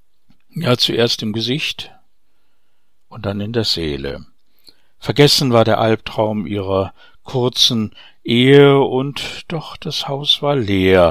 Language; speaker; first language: German; native; German